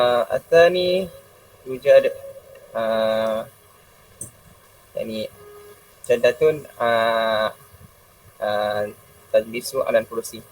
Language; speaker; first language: Arabic; non-native, fluent; Malay